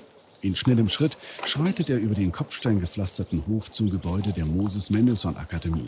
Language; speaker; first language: German; native; German